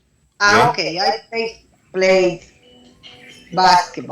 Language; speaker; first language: English; non-native, learner; Spanish